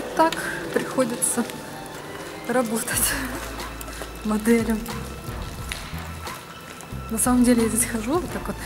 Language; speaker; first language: Russian; native; Russian